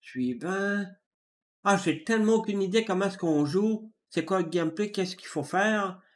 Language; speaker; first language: French; native; French